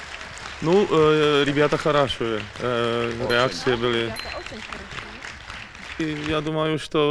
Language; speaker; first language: Russian; non-native, learner; Czech